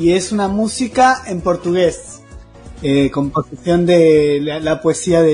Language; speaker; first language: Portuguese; non-native, fluent; Spanish